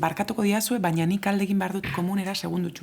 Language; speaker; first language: Basque; native; Basque